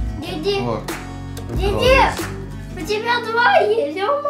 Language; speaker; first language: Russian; early bilingual, heritage; Russian